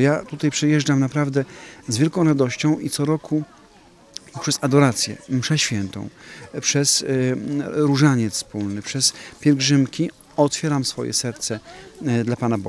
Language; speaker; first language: Polish; native; Polish